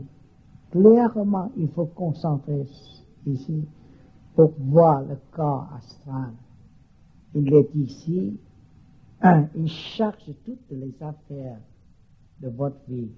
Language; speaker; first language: French; non-native, learner; Vietnamese